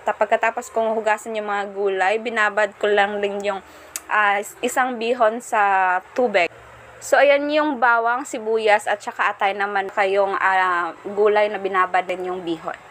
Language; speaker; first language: Filipino; non-native, local second language; Cebuano